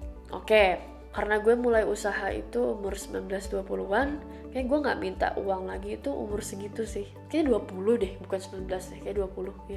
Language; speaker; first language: Indonesian; native; Indonesian